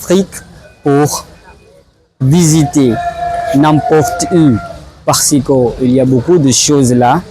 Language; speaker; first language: French; non-native, learner; Swahili